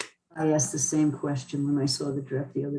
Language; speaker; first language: English; native; English